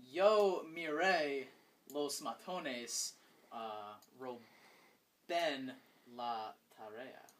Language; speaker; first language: Spanish; non-native, learner; English